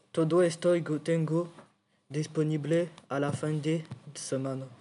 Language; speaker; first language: Spanish; non-native, learner; French